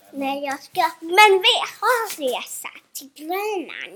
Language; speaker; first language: Swedish; early bilingual, heritage; Swedish